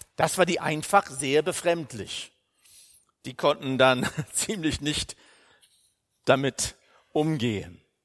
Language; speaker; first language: German; non-native, fluent; English